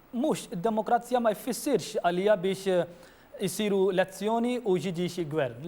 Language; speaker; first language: Maltese; non-native, fluent; Urdu